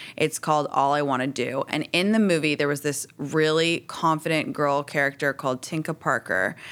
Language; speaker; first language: English; native; English